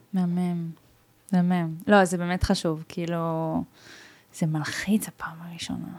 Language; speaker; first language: Hebrew; early bilingual, other home language; Russian